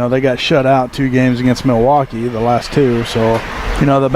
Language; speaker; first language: English; native; English